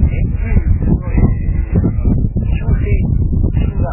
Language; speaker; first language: Japanese; native; Japanese